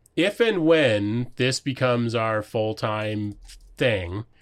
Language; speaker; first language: English; native; English